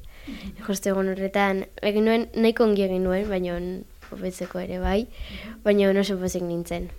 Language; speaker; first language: Basque; non-native, local second language; Spanish